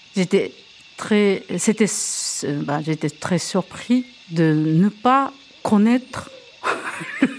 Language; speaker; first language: French; non-native, fluent; Japanese